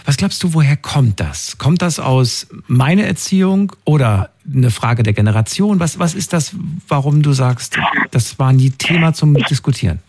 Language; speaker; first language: German; native; German